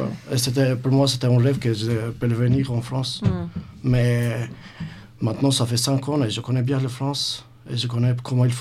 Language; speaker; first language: French; non-native, learner; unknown